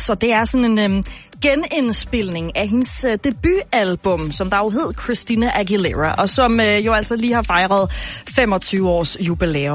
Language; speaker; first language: Danish; native; Danish